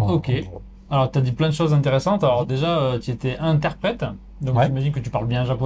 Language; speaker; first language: French; native; French